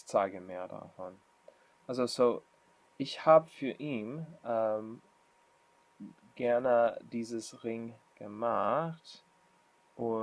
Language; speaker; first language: German; non-native, learner; English